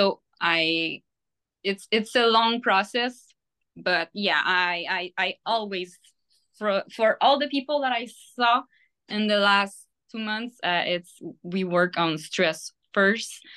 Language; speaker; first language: English; non-native, fluent; French